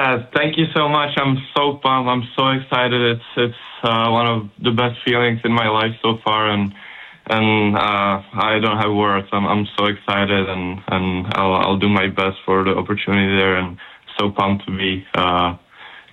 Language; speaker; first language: English; non-native, fluent; Czech